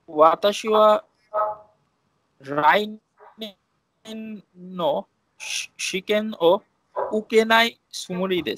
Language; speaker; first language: Japanese; non-native, learner; Bangla